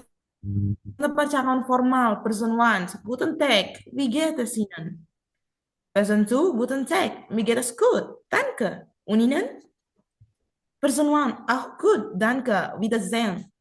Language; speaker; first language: German; non-native, learner; Indonesian